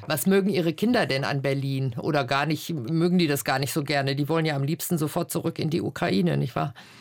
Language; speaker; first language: German; native; German